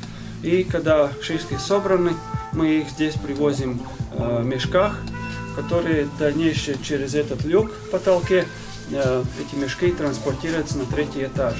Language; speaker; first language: Russian; non-native, local second language; Latvian